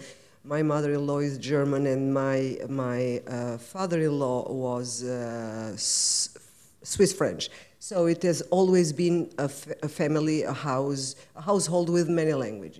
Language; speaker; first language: English; non-native, fluent; Albanian